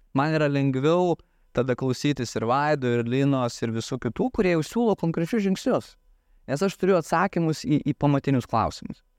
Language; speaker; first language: Lithuanian; native; Lithuanian